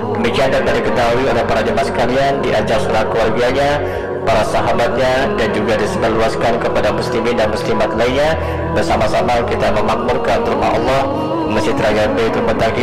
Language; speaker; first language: Malay; native; Malay